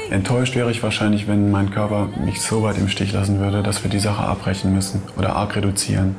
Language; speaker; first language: German; native; German